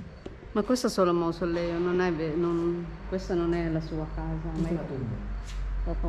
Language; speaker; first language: Italian; non-native, fluent; Filipino